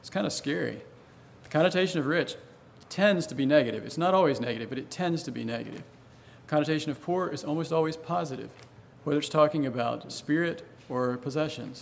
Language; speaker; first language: English; native; English